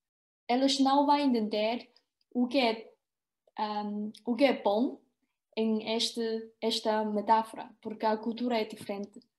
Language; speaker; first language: Portuguese; non-native, fluent; Chinese